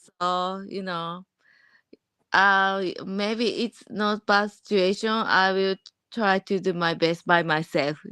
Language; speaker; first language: English; non-native, learner; Japanese